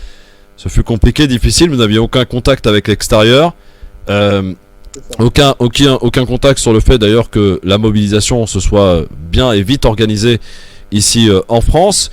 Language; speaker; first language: French; native; French